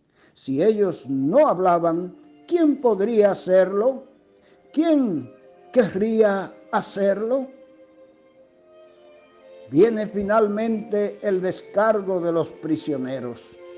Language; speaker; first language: Spanish; native; Spanish